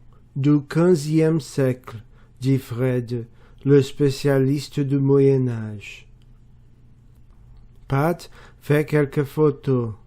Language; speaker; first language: French; non-native, learner; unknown